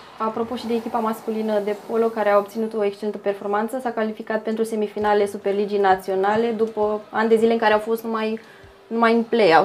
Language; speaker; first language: Romanian; native; Romanian